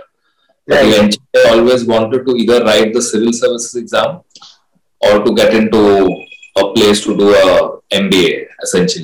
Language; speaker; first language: English; non-native, local second language; Hindi